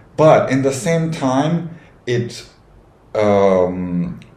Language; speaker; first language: English; non-native, fluent; Romanian